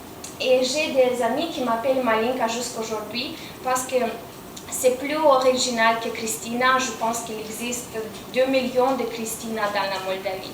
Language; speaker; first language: French; non-native, fluent; Romanian